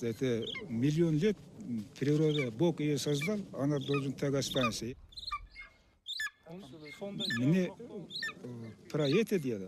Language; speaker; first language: Russian; non-native, local second language; Kazakh